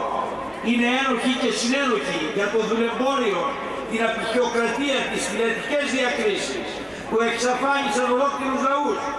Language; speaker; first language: Greek; native; Greek